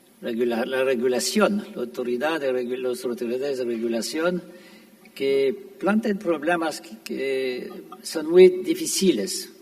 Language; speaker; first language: Spanish; non-native, fluent; French